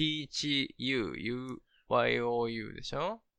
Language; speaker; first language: English; non-native, learner; Japanese